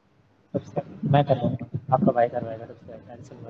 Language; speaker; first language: Hindi; native; Hindi